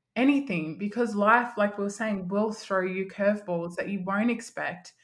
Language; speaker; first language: English; native; English